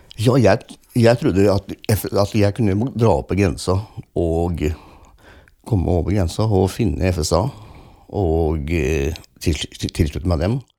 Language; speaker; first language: Norwegian; early bilingual, other home language; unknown